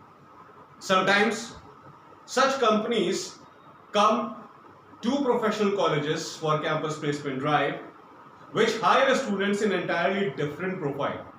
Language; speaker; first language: English; non-native, local second language; Hindi